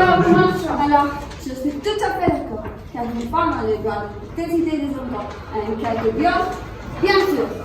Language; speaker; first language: French; non-native, learner; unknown